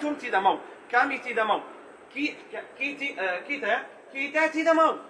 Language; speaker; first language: Indonesian; non-native, learner; Arabic